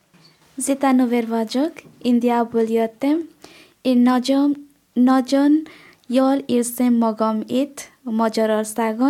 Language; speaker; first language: Hungarian; non-native, learner; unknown